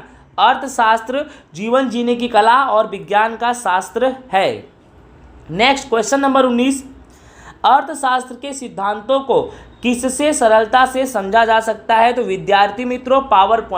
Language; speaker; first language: Hindi; non-native, local second language; Gujarati